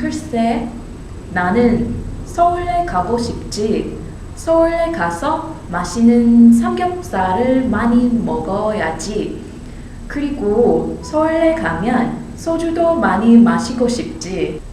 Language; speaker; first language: Korean; non-native, learner; English